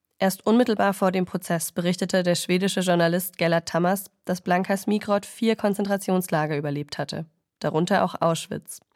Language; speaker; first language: German; native; German